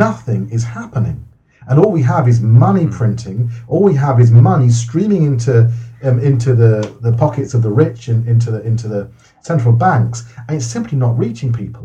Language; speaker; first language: English; native; English